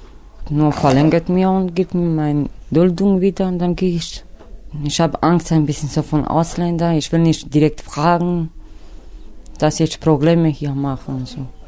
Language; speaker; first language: German; non-native, learner; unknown